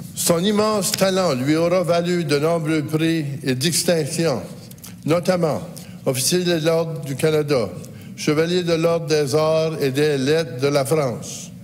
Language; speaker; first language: French; native; French